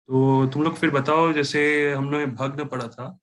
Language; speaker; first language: Hindi; non-native, local second language; Bangla